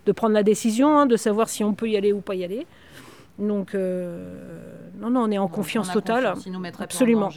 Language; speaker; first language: French; native; French